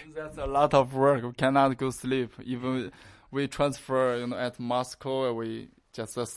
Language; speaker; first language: English; non-native, learner; Chinese